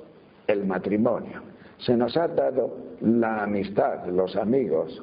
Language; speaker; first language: Spanish; native; Spanish